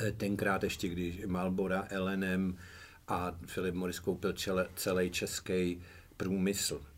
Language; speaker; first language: Czech; early bilingual, heritage; Czech